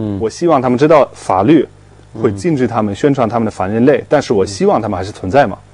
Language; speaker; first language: Chinese; non-native, fluent; German